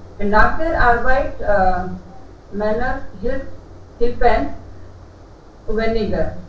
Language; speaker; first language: German; non-native, learner; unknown